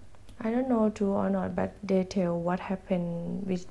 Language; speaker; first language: English; non-native, learner; Thai